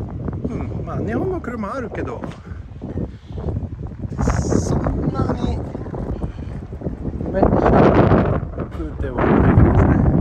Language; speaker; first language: Japanese; non-native, fluent; Swedish